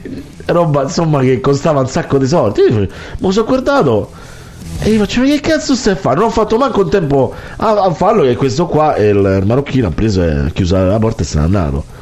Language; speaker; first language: Italian; native; Italian